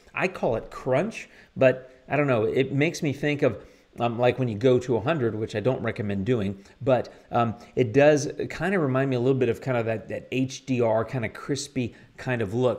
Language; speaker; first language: English; native; English